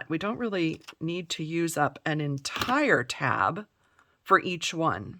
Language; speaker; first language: English; native; English